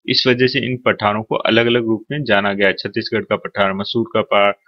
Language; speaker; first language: Hindi; native; Hindi